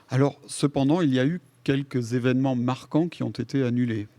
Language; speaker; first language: French; native; French